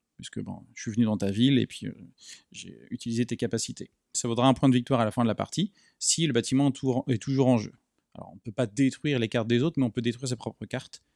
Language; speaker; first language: French; native; French